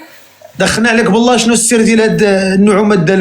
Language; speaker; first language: Arabic; native; Arabic